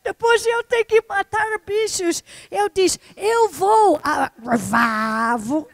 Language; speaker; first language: Portuguese; non-native, fluent; English